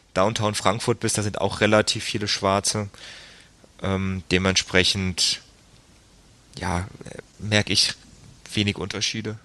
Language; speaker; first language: German; native; German